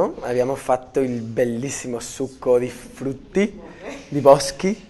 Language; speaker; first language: Italian; non-native, learner; Spanish